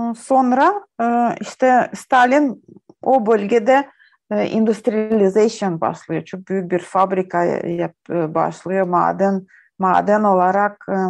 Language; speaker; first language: Turkish; non-native, learner; Ukrainian